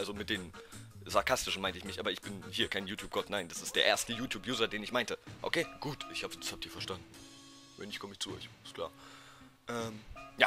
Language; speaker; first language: German; native; German